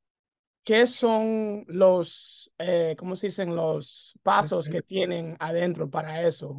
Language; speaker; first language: Spanish; early bilingual, heritage; English